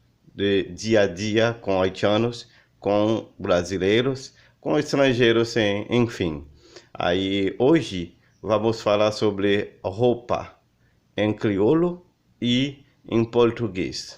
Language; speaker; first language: Portuguese; non-native, learner; Haitian Creole